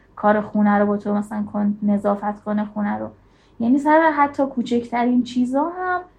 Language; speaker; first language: Persian; native; Persian